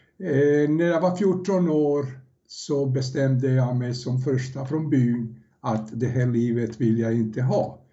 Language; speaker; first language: Swedish; non-native, fluent; Serbian